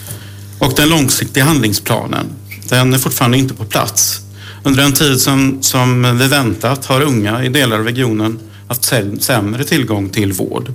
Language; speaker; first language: Swedish; native; Swedish